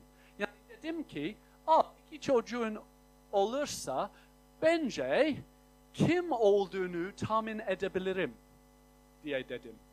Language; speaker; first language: Turkish; non-native, fluent; English